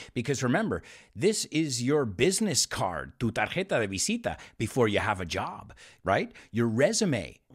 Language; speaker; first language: English; native; English